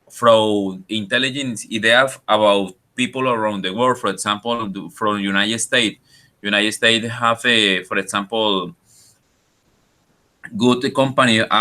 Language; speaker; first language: English; non-native, learner; Spanish